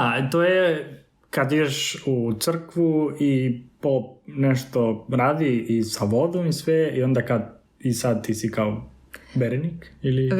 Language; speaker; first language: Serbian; non-native, fluent; Spanish